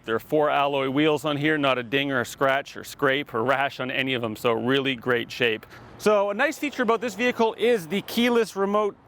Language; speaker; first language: English; native; English